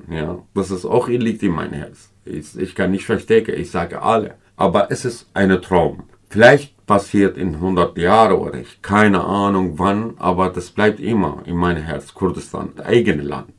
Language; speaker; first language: German; non-native, learner; Kurdish